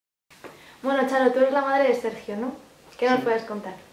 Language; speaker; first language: Spanish; native; Spanish